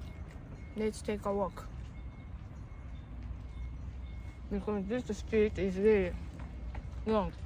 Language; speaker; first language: English; non-native, learner; Japanese